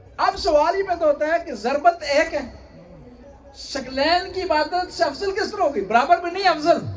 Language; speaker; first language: Urdu; non-native, local second language; Punjabi